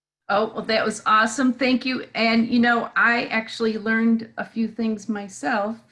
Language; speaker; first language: English; native; English